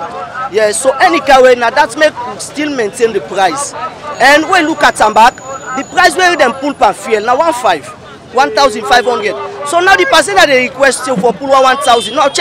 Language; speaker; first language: English; non-native, local second language; Krio